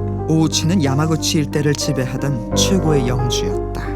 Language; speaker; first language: Korean; native; Korean